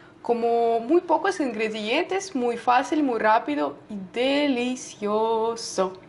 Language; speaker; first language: Spanish; non-native, learner; Russian